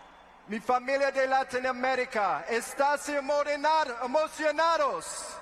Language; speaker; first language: Spanish; non-native, learner; English